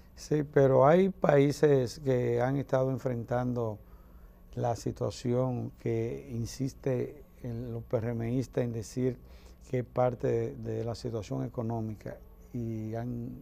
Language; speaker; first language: Spanish; native; Spanish